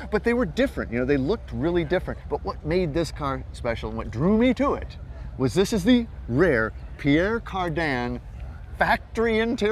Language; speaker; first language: English; native; English